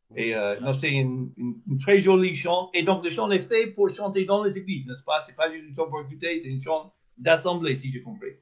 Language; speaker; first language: French; non-native, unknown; English